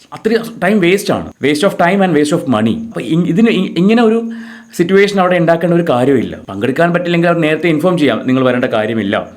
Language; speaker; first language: Malayalam; native; Malayalam